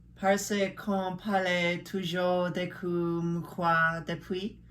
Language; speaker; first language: French; non-native, learner; English